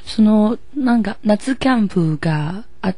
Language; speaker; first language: Japanese; non-native, learner; Chinese